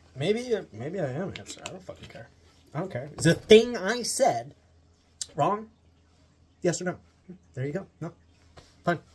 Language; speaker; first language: English; native; English